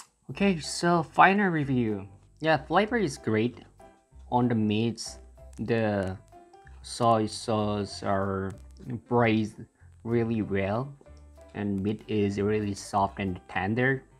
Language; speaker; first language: English; non-native, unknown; Korean